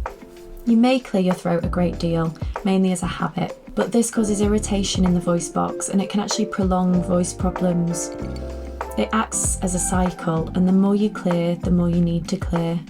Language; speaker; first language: English; native; English